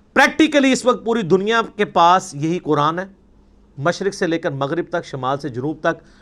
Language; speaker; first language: Urdu; non-native, local second language; Punjabi